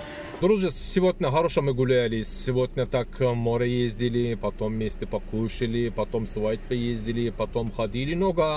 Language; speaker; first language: Russian; non-native, learner; Turkish